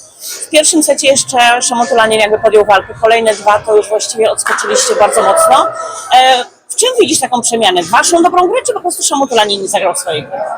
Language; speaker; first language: Polish; native; Polish